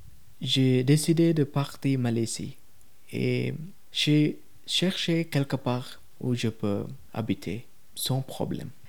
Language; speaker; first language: French; non-native, learner; Tamil